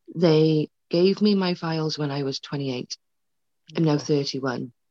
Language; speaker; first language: English; native; English